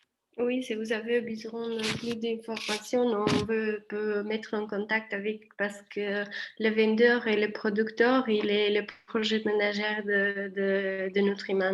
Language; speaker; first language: French; non-native, fluent; Italian